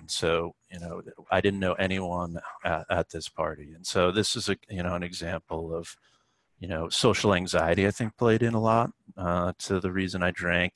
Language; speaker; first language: English; native; English